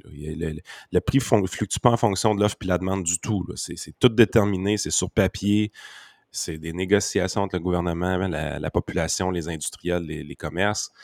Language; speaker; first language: French; native; French